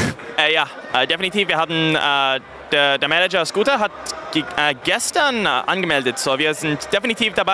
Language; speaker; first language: German; non-native, fluent; English